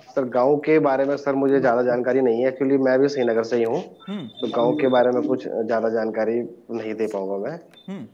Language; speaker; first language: Hindi; native; Hindi